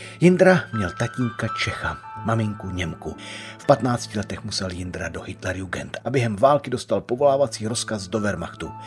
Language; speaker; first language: Czech; native; Czech